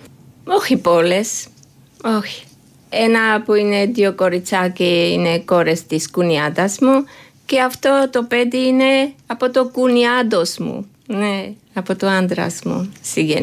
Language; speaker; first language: Greek; non-native, learner; Georgian